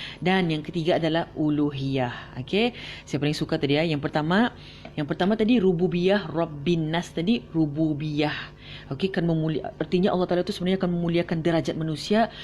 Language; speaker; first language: Malay; native; Malay